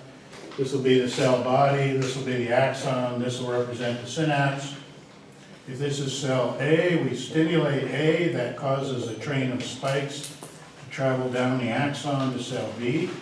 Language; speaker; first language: English; native; English